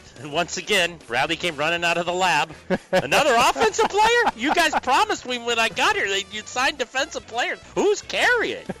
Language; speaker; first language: English; native; English